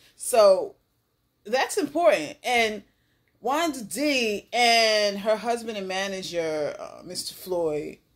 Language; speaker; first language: English; native; English